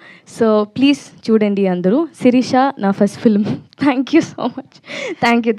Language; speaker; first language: Telugu; non-native, learner; Tamil